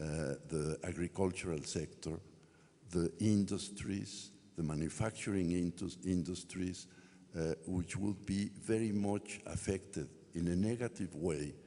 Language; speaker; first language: English; non-native, fluent; Spanish